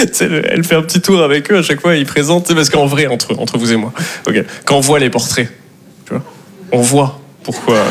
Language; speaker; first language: French; native; French